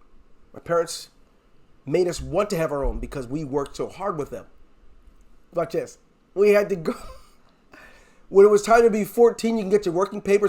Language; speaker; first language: English; native; English